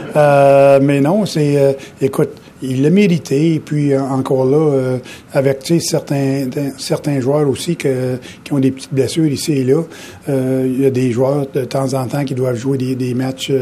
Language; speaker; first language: French; native; French